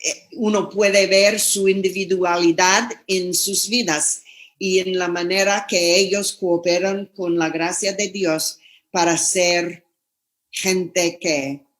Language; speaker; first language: Spanish; non-native, fluent; English